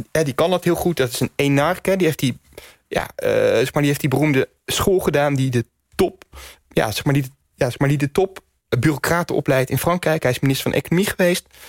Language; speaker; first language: Dutch; native; Dutch